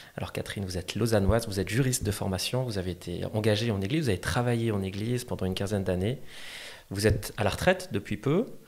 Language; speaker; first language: French; native; French